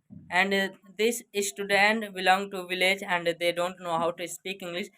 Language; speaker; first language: English; non-native, learner; Hindi